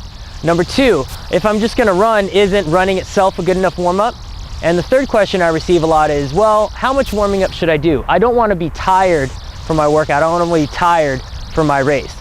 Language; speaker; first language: English; native; English